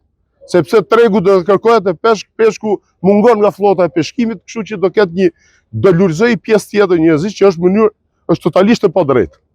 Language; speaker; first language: Albanian; native; Albanian